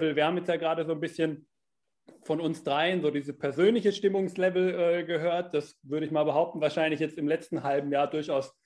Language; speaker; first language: German; native; German